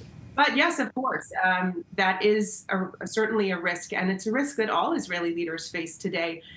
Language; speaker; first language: English; native; English